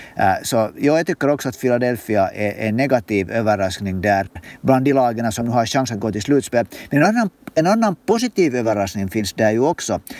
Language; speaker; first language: Swedish; native; Swedish